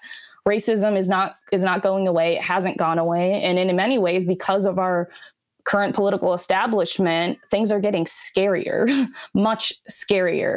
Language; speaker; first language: English; native; English